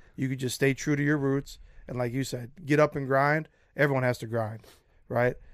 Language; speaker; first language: English; native; English